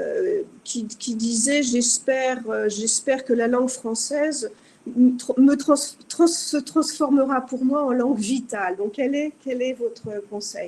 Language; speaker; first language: French; native; French